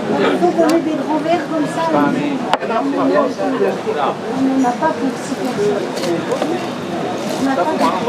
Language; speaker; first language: French; native; French